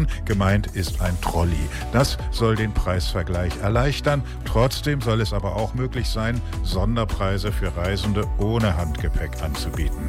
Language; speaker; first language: German; native; German